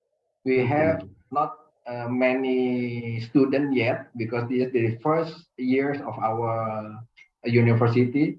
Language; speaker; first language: English; non-native, learner; Indonesian